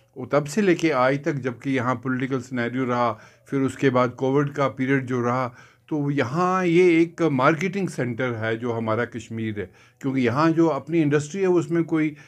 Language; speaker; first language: Hindi; non-native, local second language; Kashmiri